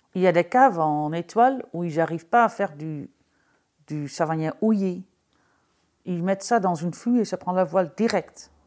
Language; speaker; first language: French; non-native, fluent; Dutch